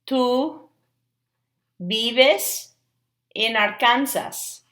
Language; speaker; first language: Spanish; non-native, fluent; English